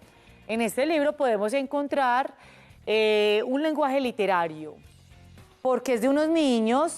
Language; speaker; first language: Spanish; native; Spanish